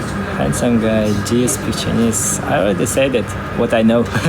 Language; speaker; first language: English; non-native, fluent; Uzbek